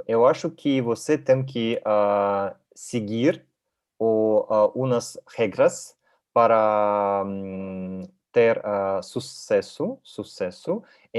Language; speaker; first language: Portuguese; non-native, learner; Russian